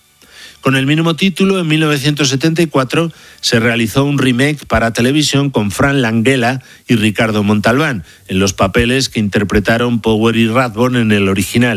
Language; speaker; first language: Spanish; native; Spanish